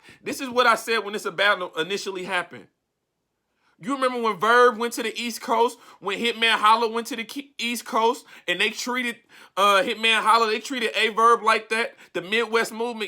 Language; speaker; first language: English; native; English